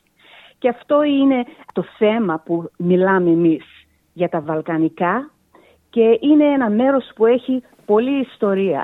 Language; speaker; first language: Greek; early bilingual, heritage; Greek